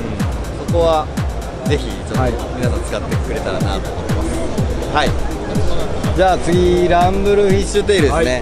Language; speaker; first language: Japanese; native; Japanese